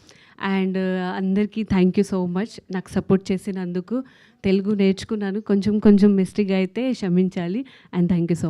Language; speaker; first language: Telugu; non-native, learner; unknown